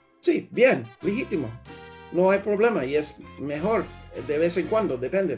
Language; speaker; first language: Spanish; early bilingual, heritage; English